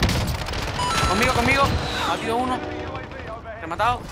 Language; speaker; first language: Spanish; native; Spanish